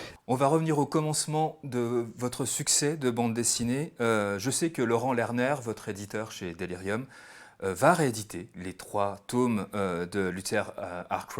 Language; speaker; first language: French; native; French